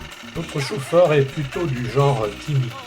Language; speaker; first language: French; native; French